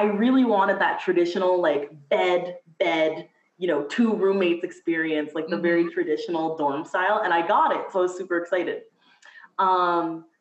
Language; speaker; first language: English; native; English